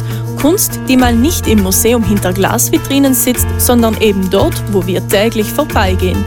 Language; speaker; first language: German; native; German